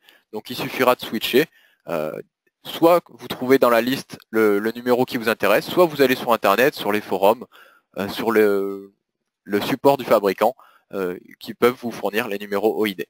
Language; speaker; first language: French; native; French